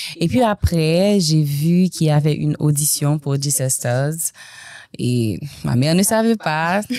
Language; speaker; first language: French; non-native, local second language; Haitian Creole